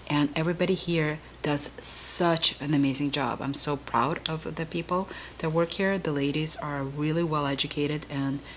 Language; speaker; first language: English; non-native, fluent; Russian